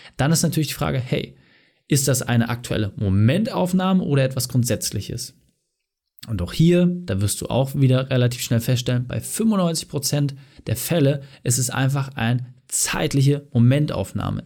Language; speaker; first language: German; native; German